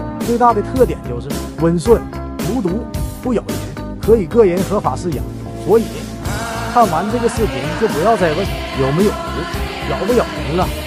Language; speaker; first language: Chinese; native; Chinese